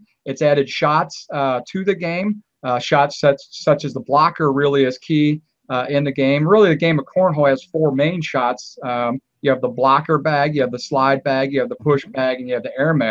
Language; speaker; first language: English; native; English